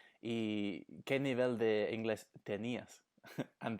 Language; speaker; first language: Spanish; non-native, fluent; English